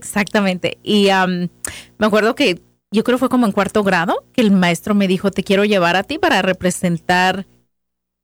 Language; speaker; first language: Spanish; native; Spanish